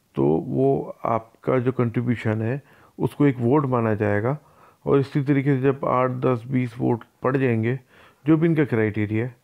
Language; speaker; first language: Urdu; native; Urdu